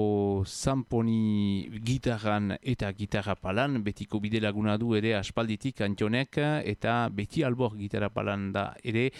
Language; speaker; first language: Basque; native; Basque